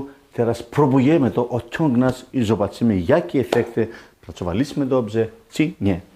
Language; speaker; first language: Polish; non-native, learner; Greek